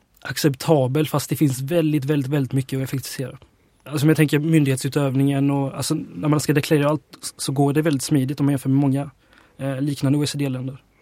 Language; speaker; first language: Swedish; early bilingual, other home language; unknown